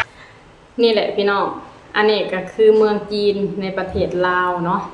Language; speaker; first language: Thai; non-native, local second language; Lao